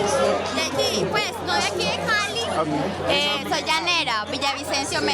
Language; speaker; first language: Spanish; native; Spanish